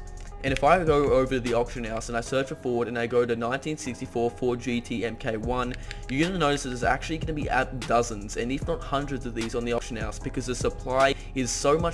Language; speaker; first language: English; native; English